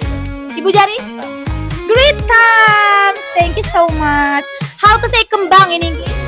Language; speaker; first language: English; non-native, fluent; Indonesian